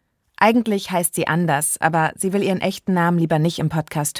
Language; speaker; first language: German; native; German